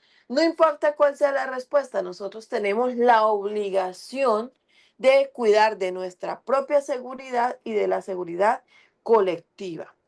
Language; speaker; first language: Spanish; native; Spanish